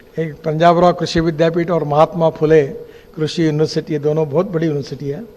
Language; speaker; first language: Hindi; non-native, local second language; Marathi